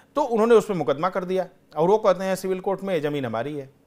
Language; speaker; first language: Hindi; native; Hindi